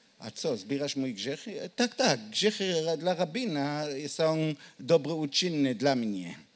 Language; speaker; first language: Polish; non-native, learner; Hebrew